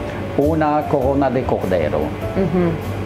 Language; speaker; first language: Spanish; non-native, learner; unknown